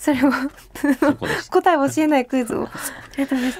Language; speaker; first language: Japanese; native; Japanese